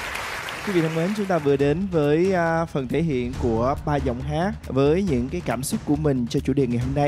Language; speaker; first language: Vietnamese; native; Vietnamese